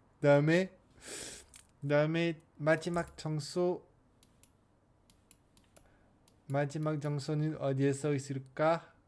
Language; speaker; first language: Korean; non-native, learner; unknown